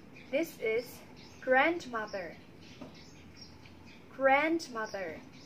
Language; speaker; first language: English; non-native, fluent; Indonesian